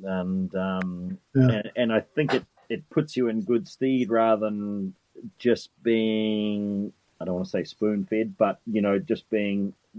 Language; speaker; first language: English; native; English